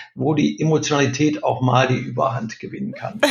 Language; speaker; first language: German; native; German